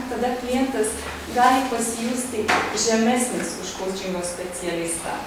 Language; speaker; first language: Lithuanian; non-native, fluent; Hungarian